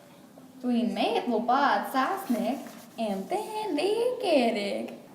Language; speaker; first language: Welsh; non-native, local second language; English